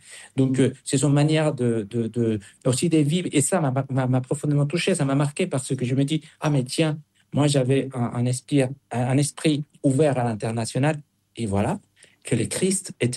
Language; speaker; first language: French; non-native, fluent; Spanish